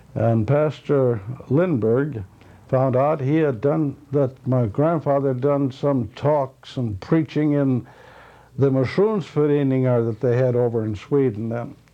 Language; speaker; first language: English; native; English